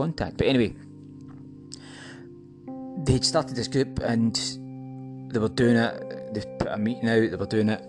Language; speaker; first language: English; native; English